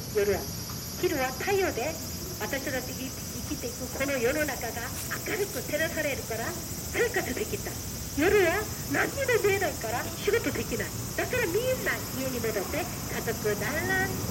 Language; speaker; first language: Japanese; non-native, fluent; Korean